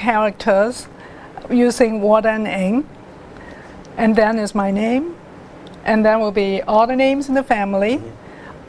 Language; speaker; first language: English; non-native, local second language; Cantonese